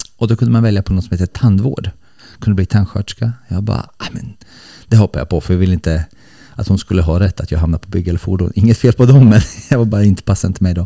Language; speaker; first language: Swedish; early bilingual, other home language; Bosnian